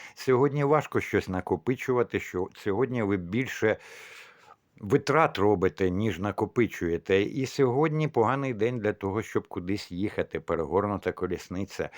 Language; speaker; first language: Ukrainian; non-native, local second language; Russian